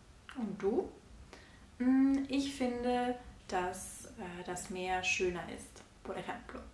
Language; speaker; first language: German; non-native, fluent; Spanish